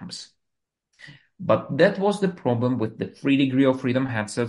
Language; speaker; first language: English; non-native, fluent; Russian